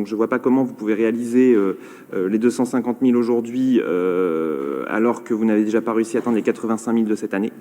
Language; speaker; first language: French; native; French